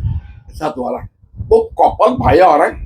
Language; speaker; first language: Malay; non-native, learner; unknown